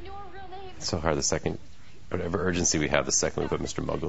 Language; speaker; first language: English; native; English